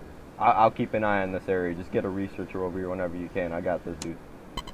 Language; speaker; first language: English; native; English